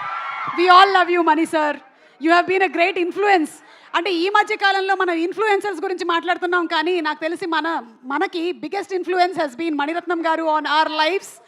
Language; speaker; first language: Telugu; native; Telugu